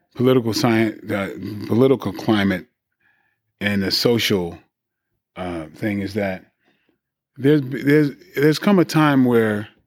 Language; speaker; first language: English; native; English